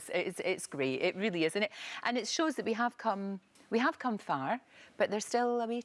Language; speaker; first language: English; native; English